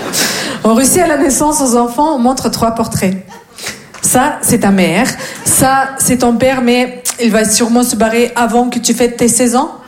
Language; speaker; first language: French; non-native, fluent; Russian